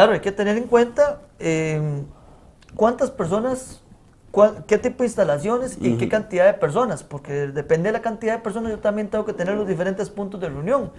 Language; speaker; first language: Spanish; native; Spanish